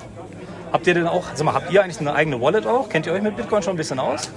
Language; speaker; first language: German; native; German